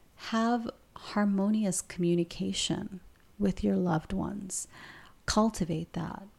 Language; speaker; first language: English; non-native, fluent; Spanish